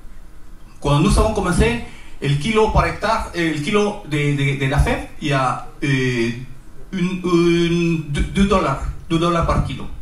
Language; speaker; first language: French; non-native, learner; Spanish